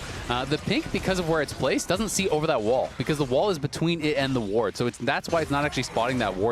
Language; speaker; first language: English; native; English